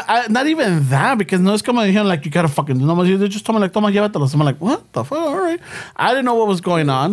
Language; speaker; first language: English; early bilingual, other home language; Spanish